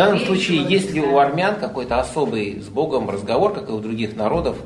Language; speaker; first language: Russian; native; Russian